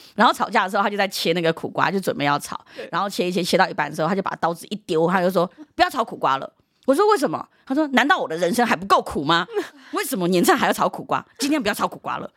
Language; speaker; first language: Chinese; early bilingual, heritage; Chinese